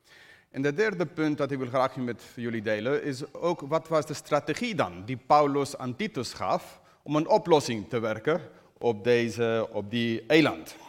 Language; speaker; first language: Dutch; non-native, fluent; English